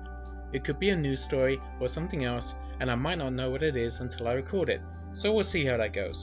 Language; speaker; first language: English; native; English